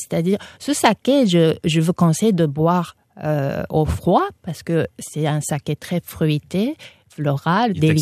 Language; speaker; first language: French; non-native, fluent; Japanese